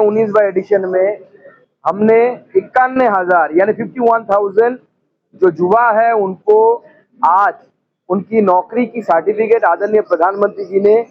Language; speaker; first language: Hindi; non-native, local second language; Bangla